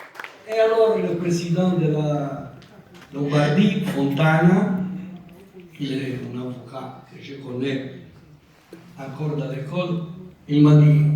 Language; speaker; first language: French; non-native, local second language; Italian